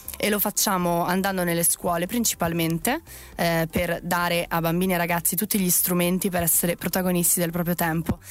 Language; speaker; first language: Italian; native; Italian